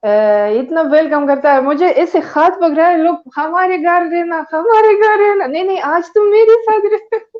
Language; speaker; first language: Hindi; non-native, learner; Greek